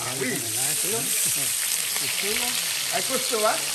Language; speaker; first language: French; native; French